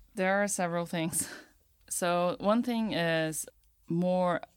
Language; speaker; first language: English; non-native, fluent; Portuguese